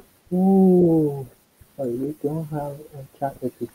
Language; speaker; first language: English; non-native, learner; Chinese